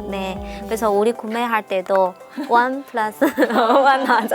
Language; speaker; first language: Korean; non-native, learner; Chinese